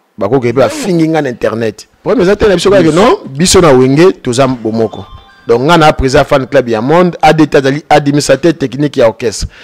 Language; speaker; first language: Lingala; native; Lingala